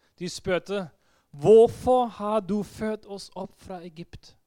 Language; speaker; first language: Norwegian; non-native, fluent; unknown